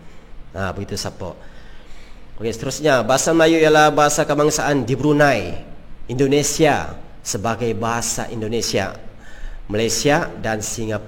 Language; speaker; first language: Malay; native; Malay